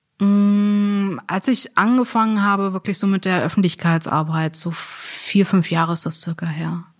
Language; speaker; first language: German; native; German